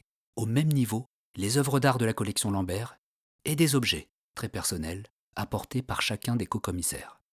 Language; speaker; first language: French; native; French